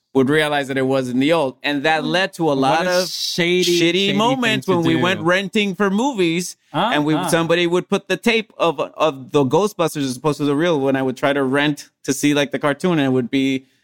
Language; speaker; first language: English; non-native, fluent; Spanish